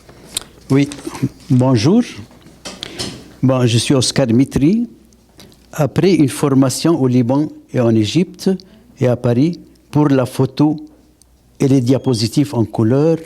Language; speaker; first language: French; non-native, local second language; Arabic